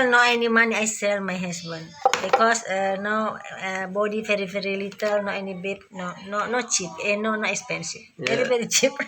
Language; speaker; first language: English; non-native, learner; Indonesian